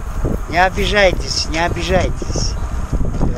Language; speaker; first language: Russian; non-native, local second language; Kyrgyz